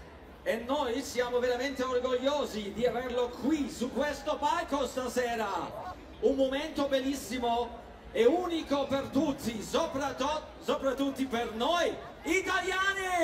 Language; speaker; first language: Italian; early bilingual, heritage; German